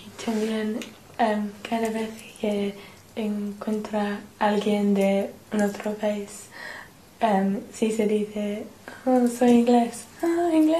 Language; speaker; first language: Spanish; non-native, learner; English